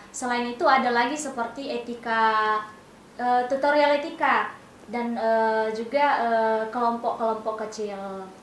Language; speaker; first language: Indonesian; non-native, local second language; Nias